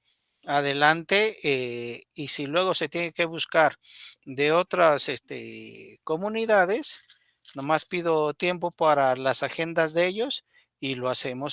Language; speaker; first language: Spanish; native; Spanish